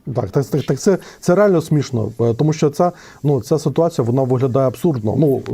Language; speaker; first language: Ukrainian; non-native, local second language; Russian